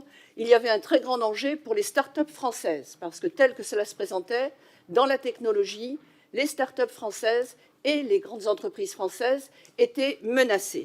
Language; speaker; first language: French; native; French